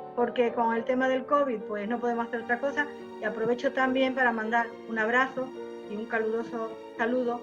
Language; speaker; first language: Spanish; native; Spanish